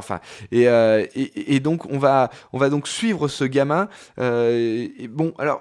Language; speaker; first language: French; native; French